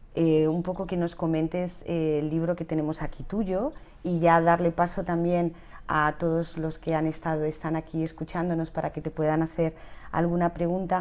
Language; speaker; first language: Spanish; native; Spanish